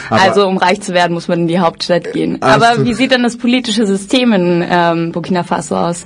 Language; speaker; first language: German; native; German